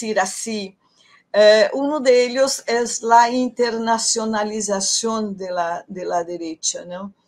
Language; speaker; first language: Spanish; non-native, fluent; Portuguese